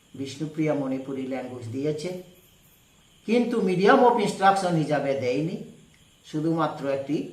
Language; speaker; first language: Bangla; non-native, local second language; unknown